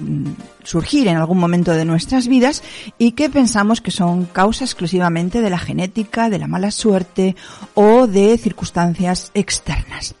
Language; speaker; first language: Spanish; native; Spanish